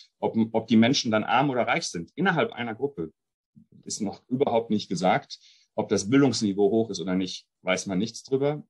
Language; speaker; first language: German; early bilingual, other home language; Arabic